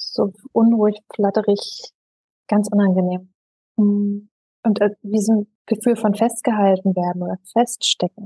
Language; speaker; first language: German; native; German